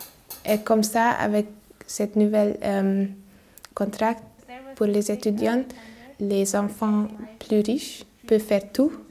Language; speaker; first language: French; non-native, learner; Hungarian